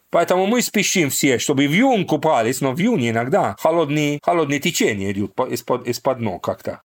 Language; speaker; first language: Russian; non-native, fluent; Maltese